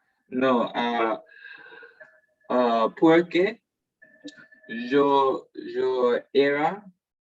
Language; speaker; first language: Spanish; non-native, learner; English